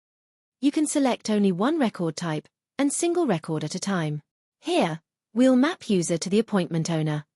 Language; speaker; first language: English; non-native, fluent; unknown